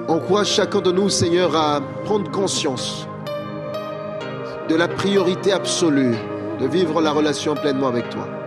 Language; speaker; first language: French; native; French